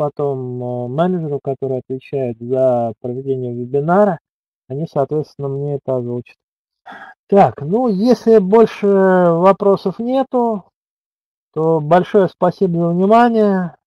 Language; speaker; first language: Russian; native; Russian